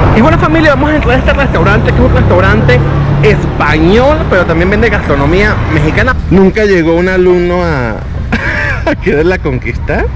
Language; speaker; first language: Spanish; native; Spanish